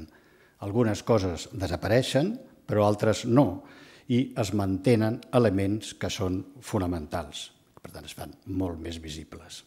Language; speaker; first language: Catalan; native; Catalan